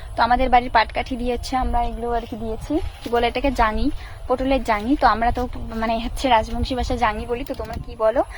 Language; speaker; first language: Bangla; non-native, local second language; Rangpuri